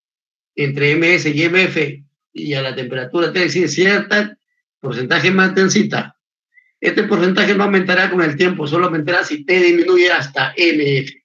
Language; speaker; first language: Spanish; native; Spanish